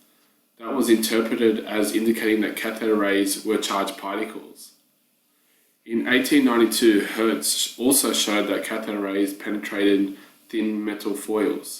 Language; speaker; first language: English; native; English